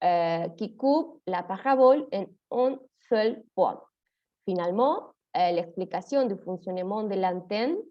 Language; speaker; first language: French; non-native, fluent; Spanish